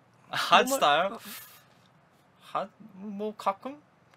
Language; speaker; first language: Korean; non-native, learner; Croatian